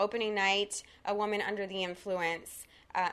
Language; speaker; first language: English; early bilingual, other home language; Spanish